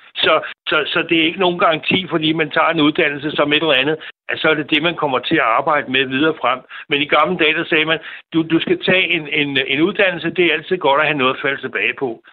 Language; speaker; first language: Danish; native; Danish